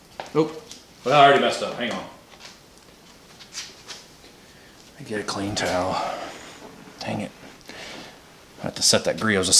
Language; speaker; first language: English; native; English